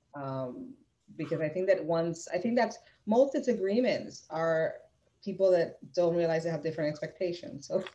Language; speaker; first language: English; non-native, fluent; Spanish